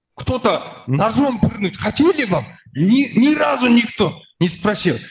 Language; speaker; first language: Russian; non-native, local second language; Kazakh